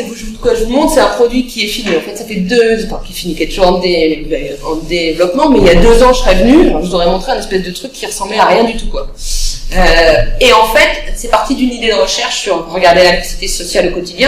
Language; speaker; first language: French; native; French